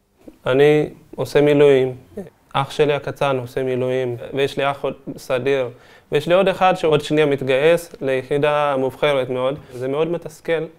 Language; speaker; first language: Hebrew; early bilingual, other home language; Amharic